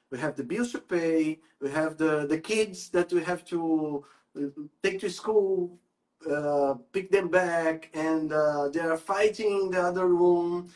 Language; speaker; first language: English; non-native, fluent; Portuguese